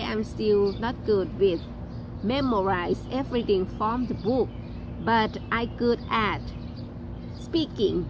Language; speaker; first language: English; non-native, learner; Thai